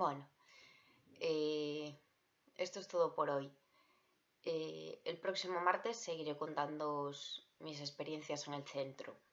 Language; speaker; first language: Spanish; native; Spanish